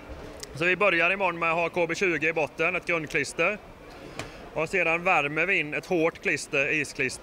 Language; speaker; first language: Swedish; native; Swedish